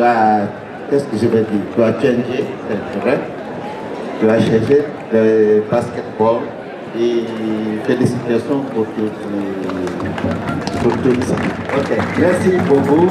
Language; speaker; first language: French; non-native, learner; Portuguese